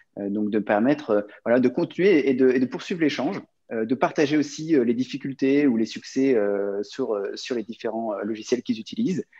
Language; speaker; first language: French; native; French